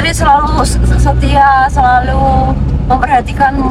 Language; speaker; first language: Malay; non-native, local second language; Javanese